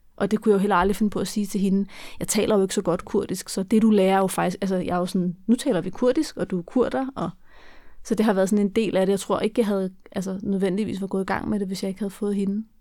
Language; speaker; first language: Danish; early bilingual, other home language; Kurdish